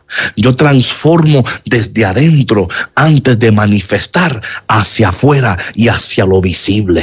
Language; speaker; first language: Spanish; native; Spanish